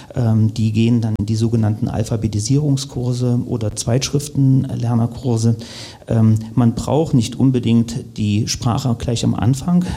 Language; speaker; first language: German; native; German